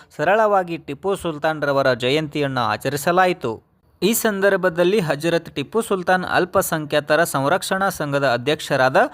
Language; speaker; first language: Kannada; native; Kannada